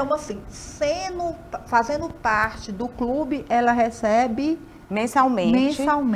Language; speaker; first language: Portuguese; native; Portuguese